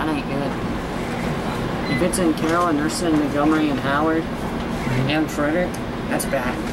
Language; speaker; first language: English; native; English